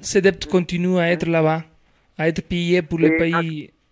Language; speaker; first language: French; non-native, fluent; Spanish